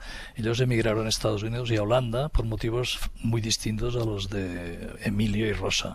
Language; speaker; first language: Spanish; native; Spanish